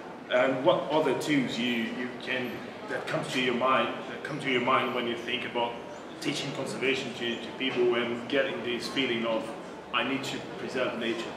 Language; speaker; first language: English; non-native, fluent; Portuguese